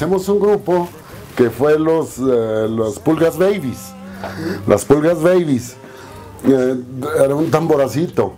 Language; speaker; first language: Spanish; native; Spanish